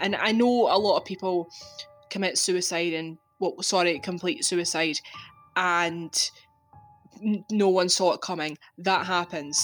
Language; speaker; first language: English; native; English